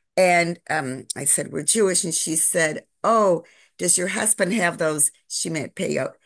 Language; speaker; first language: English; native; English